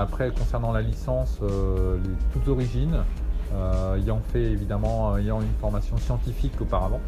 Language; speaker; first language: French; native; French